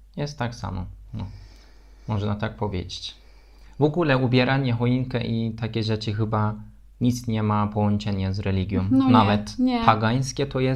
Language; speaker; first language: Polish; non-native, learner; Turkish